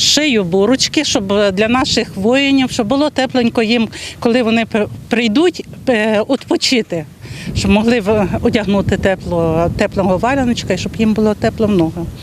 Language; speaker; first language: Ukrainian; native; Ukrainian